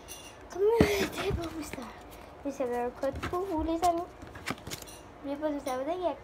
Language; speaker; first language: French; native; French